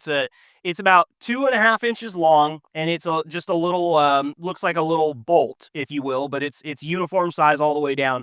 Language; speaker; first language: English; native; English